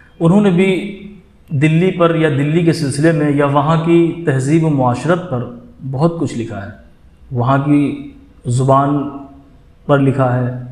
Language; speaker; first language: Urdu; native; Urdu